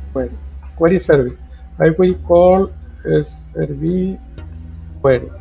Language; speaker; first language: English; non-native, fluent; Spanish